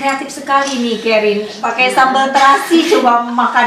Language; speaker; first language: Indonesian; native; Indonesian